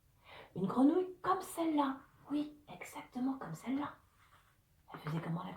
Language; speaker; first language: French; native; French